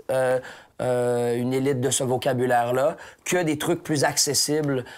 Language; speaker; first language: French; native; French